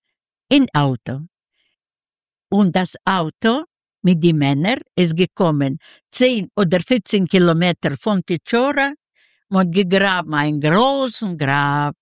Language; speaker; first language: German; non-native, learner; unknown